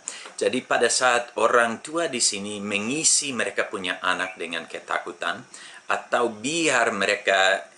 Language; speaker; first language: Indonesian; non-native, fluent; English